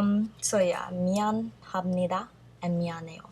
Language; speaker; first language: Korean; early bilingual, heritage; Korean